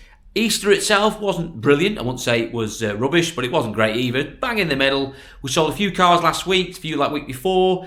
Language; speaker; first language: English; native; English